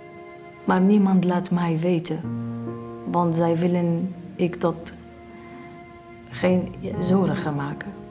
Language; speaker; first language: Dutch; non-native, learner; Arabic